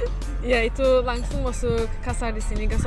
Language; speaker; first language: Indonesian; non-native, fluent; Turkish